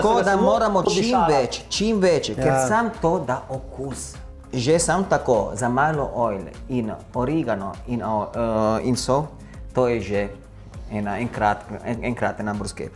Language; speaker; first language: Slovenian; non-native, learner; Italian